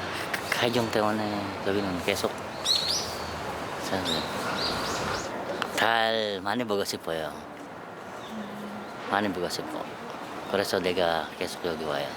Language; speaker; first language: Korean; non-native, learner; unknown